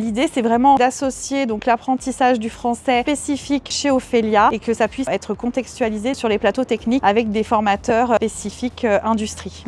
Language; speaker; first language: French; native; French